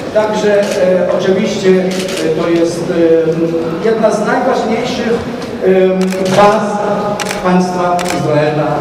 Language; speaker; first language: Polish; non-native, learner; Hebrew